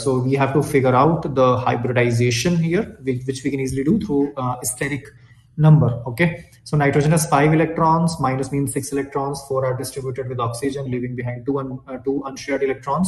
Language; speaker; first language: English; non-native, local second language; Hindi